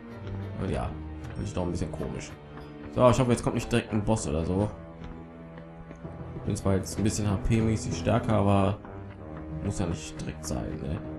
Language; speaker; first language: German; native; German